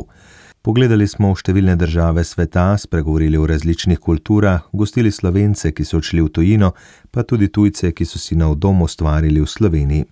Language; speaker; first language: Slovenian; native; Slovenian